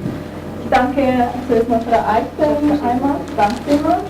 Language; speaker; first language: German; non-native, fluent; Turkish